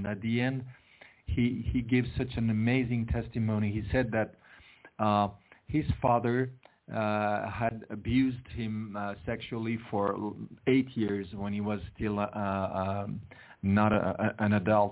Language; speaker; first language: English; non-native, fluent; French